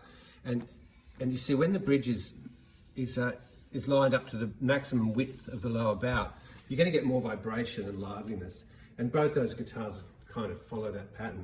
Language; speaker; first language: English; native; English